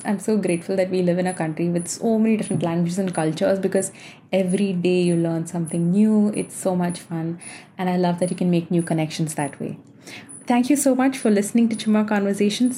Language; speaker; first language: English; non-native, local second language; Malayalam